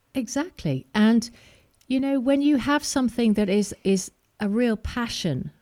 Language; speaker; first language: English; native; English